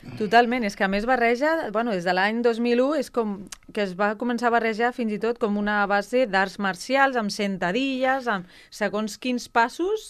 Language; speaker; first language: Catalan; non-native, local second language; Spanish